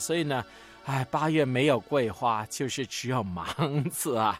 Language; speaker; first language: Chinese; native; Chinese